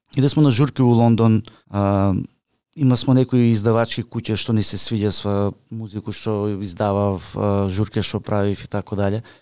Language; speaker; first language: Macedonian; native; Macedonian